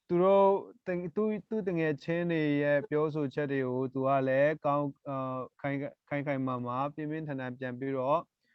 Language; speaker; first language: Burmese; non-native, local second language; Tedim Chin